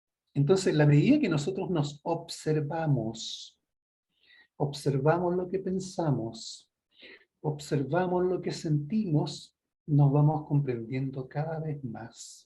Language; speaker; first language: Spanish; native; Spanish